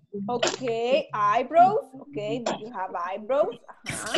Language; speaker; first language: English; non-native, learner; Spanish